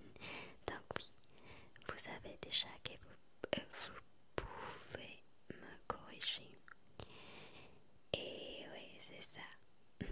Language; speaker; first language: French; non-native, learner; Spanish